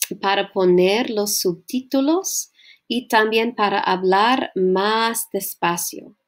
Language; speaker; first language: Spanish; non-native, learner; English